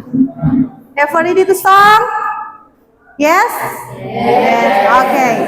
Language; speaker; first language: English; non-native, learner; Indonesian